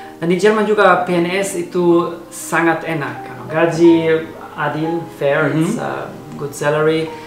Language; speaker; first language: Indonesian; non-native, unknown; German